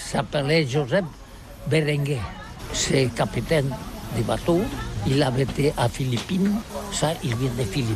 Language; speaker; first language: French; non-native, learner; Catalan